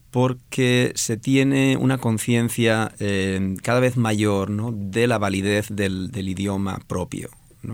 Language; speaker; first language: Spanish; non-native, local second language; Catalan